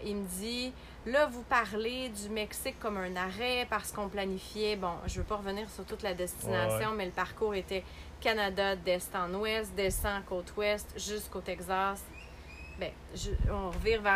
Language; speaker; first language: French; native; French